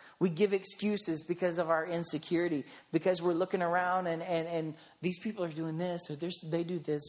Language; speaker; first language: English; native; English